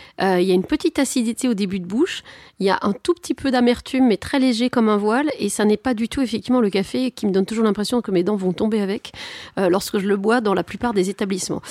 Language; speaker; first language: French; native; French